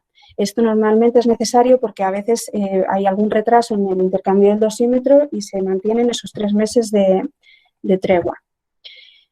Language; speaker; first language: Spanish; native; Spanish